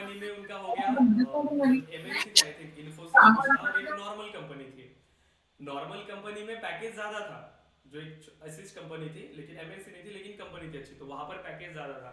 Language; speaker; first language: Hindi; native; Hindi